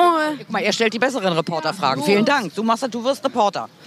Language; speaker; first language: German; native; German